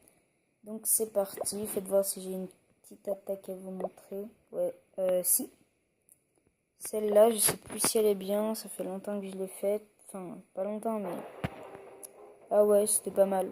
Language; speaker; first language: French; native; French